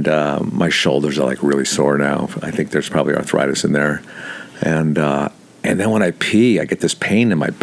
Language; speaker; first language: English; native; English